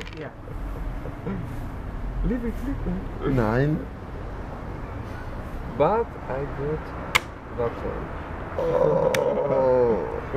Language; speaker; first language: English; non-native, fluent; Greek